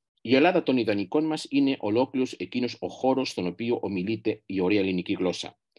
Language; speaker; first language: Greek; non-native, fluent; Catalan